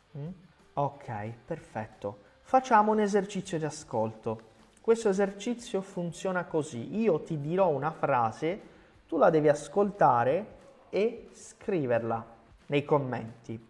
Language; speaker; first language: Italian; non-native, fluent; Portuguese